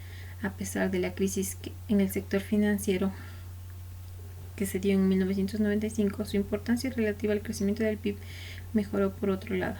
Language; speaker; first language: Spanish; native; Spanish